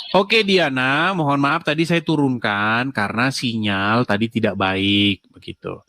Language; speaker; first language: Indonesian; native; Indonesian